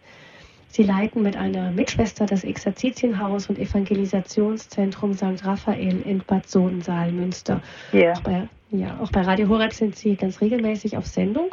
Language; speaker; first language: German; native; German